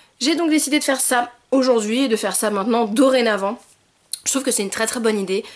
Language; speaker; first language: French; native; French